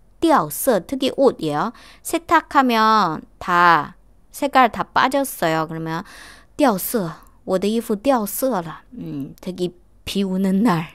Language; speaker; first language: Korean; non-native, fluent; Chinese